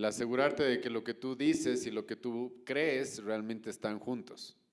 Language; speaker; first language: Spanish; native; Spanish